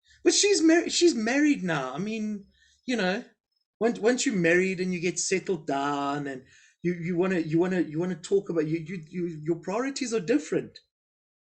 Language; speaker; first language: English; native; English